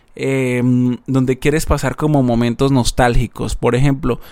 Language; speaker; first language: Spanish; native; Spanish